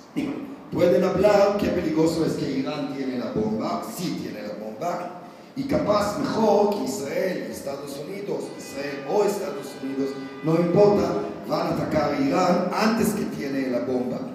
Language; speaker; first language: Spanish; non-native, learner; Hebrew